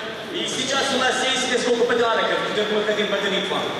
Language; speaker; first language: Russian; non-native, learner; English